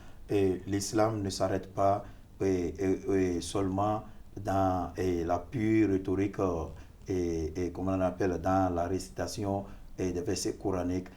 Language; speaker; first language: French; non-native, fluent; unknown